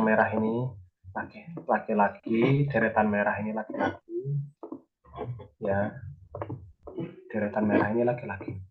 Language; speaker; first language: Indonesian; native; Indonesian